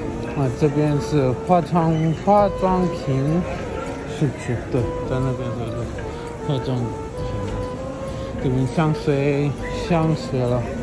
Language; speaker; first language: Chinese; non-native, fluent; Hindi